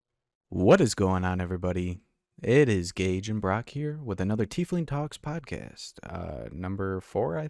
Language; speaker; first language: English; native; English